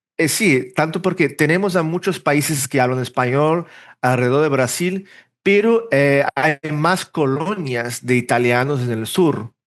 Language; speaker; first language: Spanish; early bilingual, heritage; Portuguese